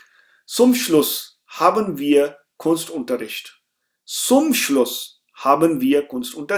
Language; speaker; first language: German; non-native, fluent; Urdu